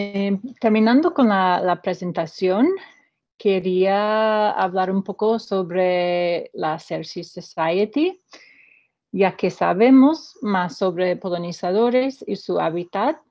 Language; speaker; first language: Spanish; non-native, fluent; English